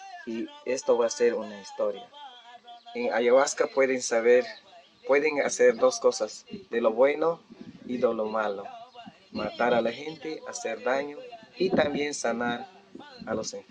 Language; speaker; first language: Spanish; non-native, local second language; Shipibo-Conibo